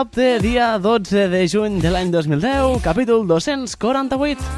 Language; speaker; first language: Catalan; native; Catalan